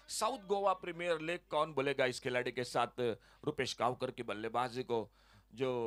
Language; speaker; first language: Hindi; non-native, local second language; Konkani